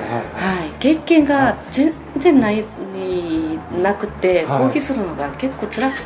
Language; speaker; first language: Japanese; non-native, fluent; Korean